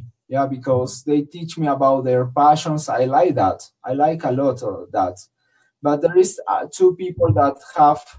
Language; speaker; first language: English; non-native, learner; Spanish